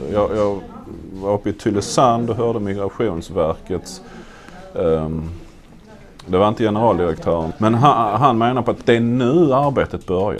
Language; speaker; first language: Swedish; native; Swedish